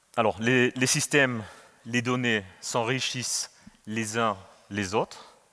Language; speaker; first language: French; non-native, fluent; German